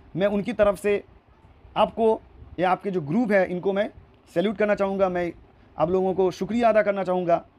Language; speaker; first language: Hindi; non-native, local second language; Urdu